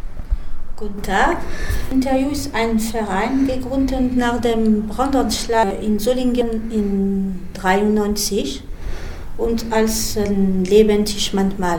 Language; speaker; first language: German; non-native, learner; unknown